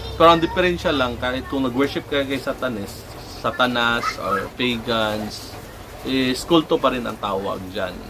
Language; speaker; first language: Filipino; native; Filipino